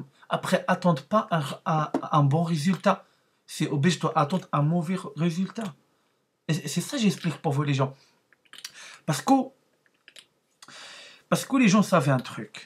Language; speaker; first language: French; non-native, learner; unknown